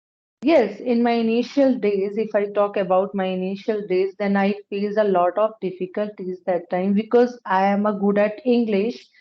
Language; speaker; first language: English; non-native, local second language; Punjabi